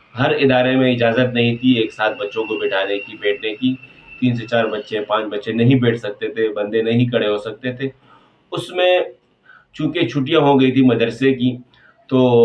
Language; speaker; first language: Urdu; non-native, local second language; Pashto